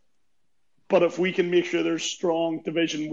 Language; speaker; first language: English; native; English